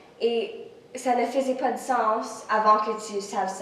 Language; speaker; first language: French; non-native, local second language; English